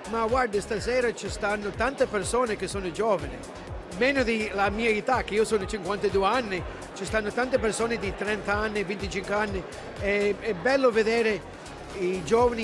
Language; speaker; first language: Italian; early bilingual, heritage; English